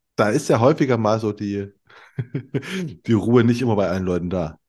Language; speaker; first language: German; native; German